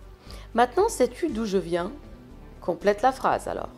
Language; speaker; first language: French; non-native, fluent; English